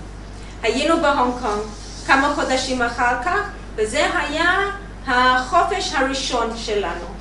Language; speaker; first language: Hebrew; non-native, learner; English